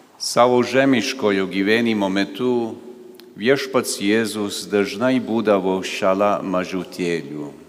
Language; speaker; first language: Lithuanian; non-native, fluent; Croatian